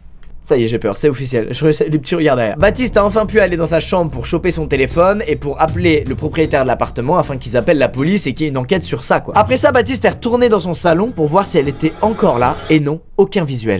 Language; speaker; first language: French; native; French